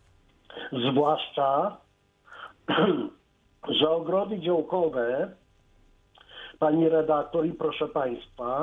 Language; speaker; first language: Polish; native; Polish